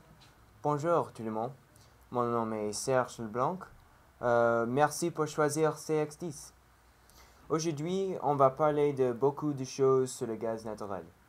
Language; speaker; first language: French; non-native, learner; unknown